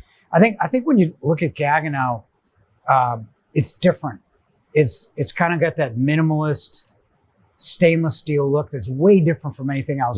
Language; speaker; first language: English; native; English